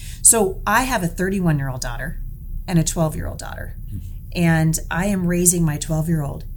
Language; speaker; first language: English; native; English